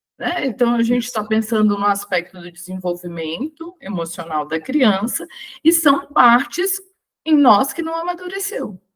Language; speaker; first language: Portuguese; native; Portuguese